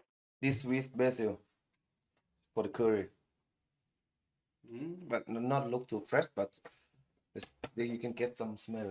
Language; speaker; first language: English; non-native, learner; Thai